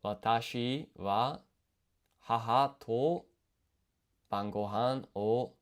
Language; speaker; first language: Japanese; non-native, learner; English